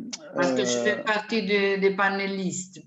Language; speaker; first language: French; non-native, fluent; Italian